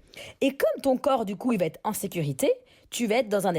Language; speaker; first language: French; native; French